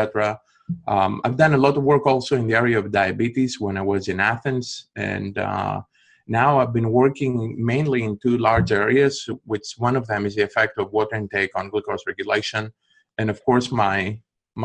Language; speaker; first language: English; non-native, fluent; Greek